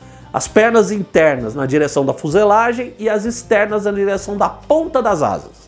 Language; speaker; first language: Portuguese; native; Portuguese